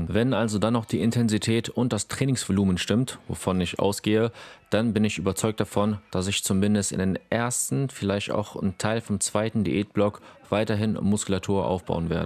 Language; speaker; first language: German; native; German